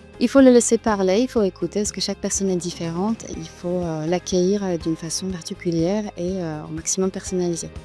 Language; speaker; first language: French; non-native, fluent; Polish